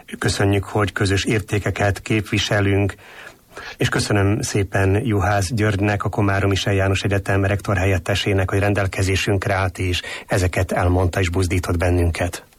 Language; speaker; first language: Hungarian; native; Hungarian